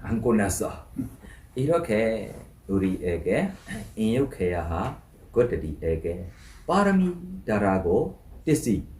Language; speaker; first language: Korean; non-native, learner; Burmese